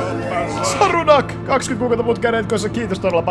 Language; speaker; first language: Finnish; native; Finnish